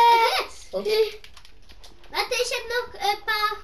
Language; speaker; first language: German; non-native, learner; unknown